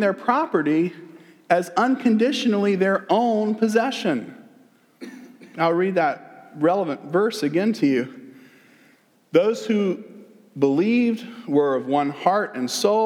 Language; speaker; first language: English; native; English